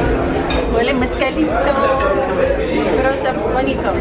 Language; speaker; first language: Spanish; non-native, learner; Russian